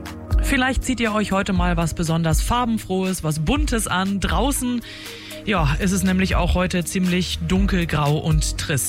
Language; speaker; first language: German; native; German